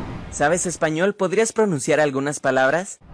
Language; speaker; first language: Spanish; native; Spanish